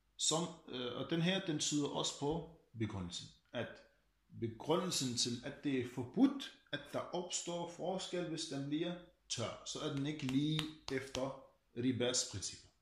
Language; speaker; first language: Danish; early bilingual, other home language; Arabic